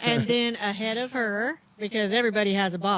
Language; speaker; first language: English; native; English